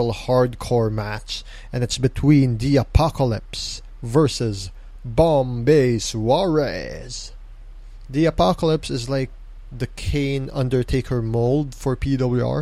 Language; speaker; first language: English; non-native, local second language; Filipino